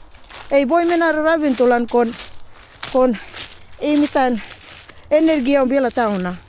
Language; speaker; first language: Finnish; non-native, learner; Filipino